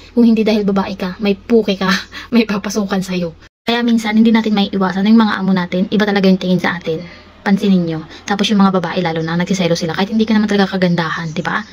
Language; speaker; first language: Filipino; native; Filipino